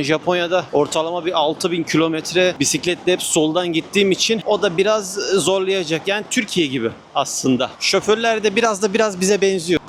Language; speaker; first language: Turkish; native; Turkish